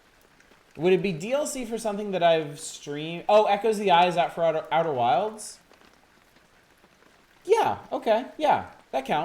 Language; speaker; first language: English; native; English